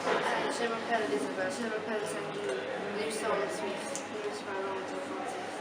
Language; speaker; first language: French; non-native, learner; English